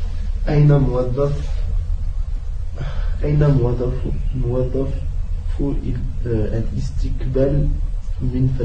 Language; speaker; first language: Arabic; non-native, learner; French